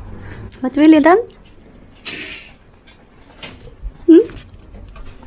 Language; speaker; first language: Dutch; non-native, learner; Indonesian